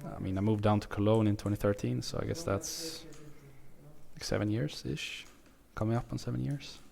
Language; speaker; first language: English; non-native, fluent; Swedish